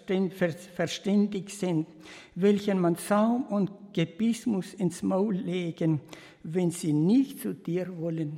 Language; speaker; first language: German; early bilingual, heritage; German